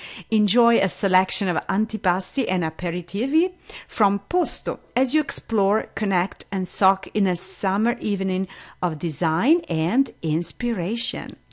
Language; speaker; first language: English; non-native, fluent; Italian